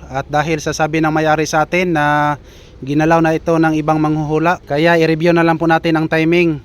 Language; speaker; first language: Filipino; non-native, local second language; Cebuano